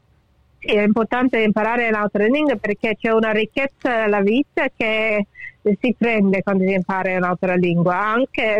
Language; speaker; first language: Italian; early bilingual, heritage; English